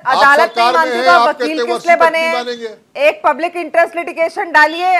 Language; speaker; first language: Hindi; native; Hindi